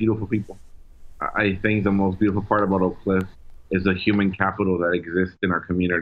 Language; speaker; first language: English; early bilingual, other home language; Spanish